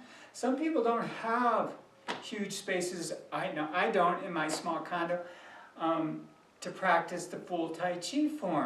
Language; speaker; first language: English; native; English